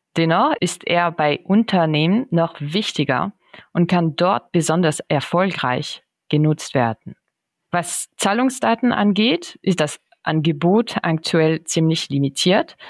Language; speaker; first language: German; non-native, fluent; French